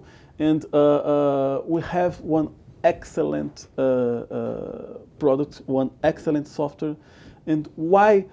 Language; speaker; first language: English; non-native, learner; Portuguese